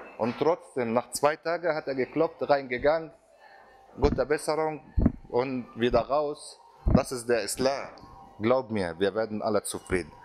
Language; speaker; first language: German; non-native, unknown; Arabic